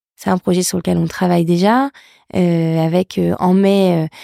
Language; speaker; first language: French; native; French